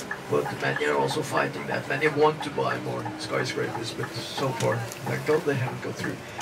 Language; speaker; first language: English; non-native, fluent; Norwegian